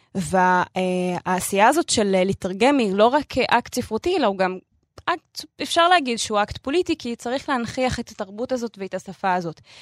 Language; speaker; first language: Hebrew; non-native, local second language; Arabic